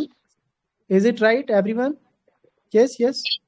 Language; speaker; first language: English; non-native, learner; Hindi